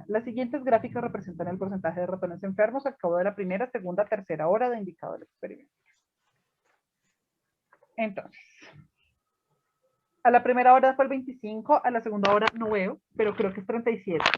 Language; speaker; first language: Spanish; native; Spanish